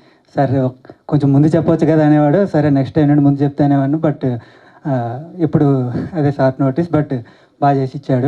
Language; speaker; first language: Telugu; native; Telugu